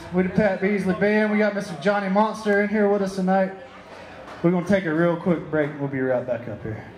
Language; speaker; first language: English; native; English